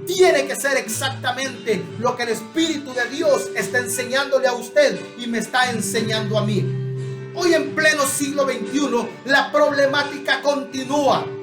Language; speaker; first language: Spanish; native; Spanish